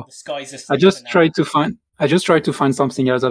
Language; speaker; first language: English; non-native, fluent; French